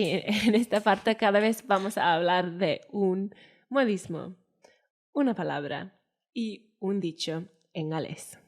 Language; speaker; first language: Spanish; non-native, fluent; Welsh